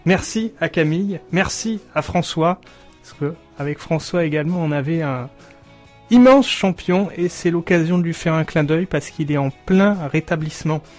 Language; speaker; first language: French; native; French